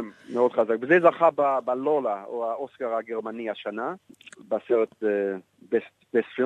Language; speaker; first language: Hebrew; non-native, fluent; English